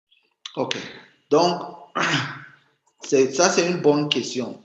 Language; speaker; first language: French; non-native, fluent; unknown